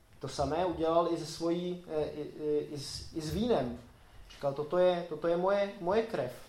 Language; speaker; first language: Czech; native; Czech